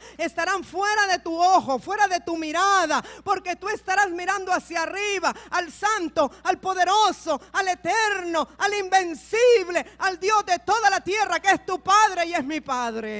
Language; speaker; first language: Spanish; native; Spanish